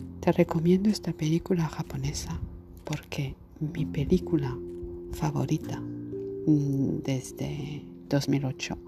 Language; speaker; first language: Spanish; non-native, learner; French